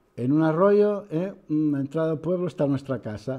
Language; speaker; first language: Spanish; non-native, local second language; Catalan